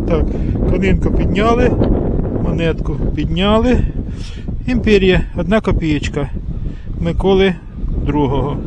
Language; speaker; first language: Ukrainian; native; Ukrainian